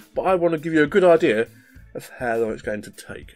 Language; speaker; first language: English; native; English